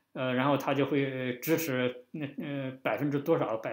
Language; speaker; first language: Chinese; native; Chinese